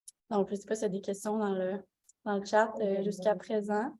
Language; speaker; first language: French; native; French